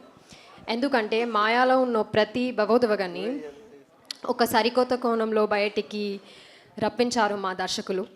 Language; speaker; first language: Telugu; non-native, learner; Malayalam